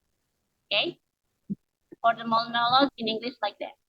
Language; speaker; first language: English; non-native, learner; Indonesian